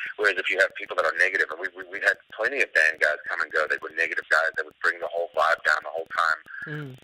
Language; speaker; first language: English; native; English